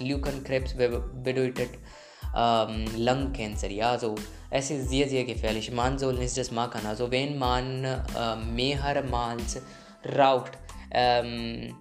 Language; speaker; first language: German; non-native, learner; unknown